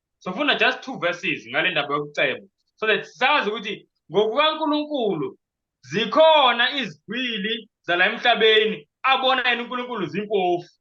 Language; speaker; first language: Zulu; native; Zulu